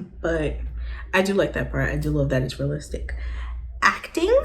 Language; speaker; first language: English; native; English